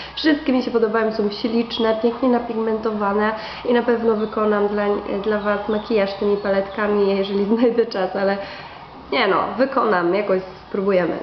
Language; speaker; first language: Polish; native; Polish